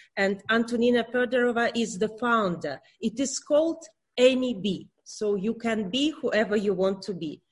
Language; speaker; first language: English; non-native, learner; Russian